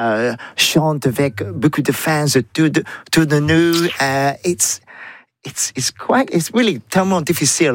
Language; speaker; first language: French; non-native, learner; English